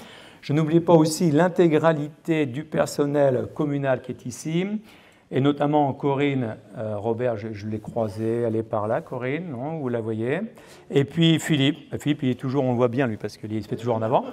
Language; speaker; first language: French; native; French